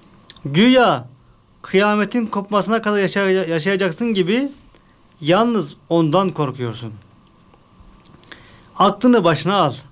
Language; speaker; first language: Turkish; native; Turkish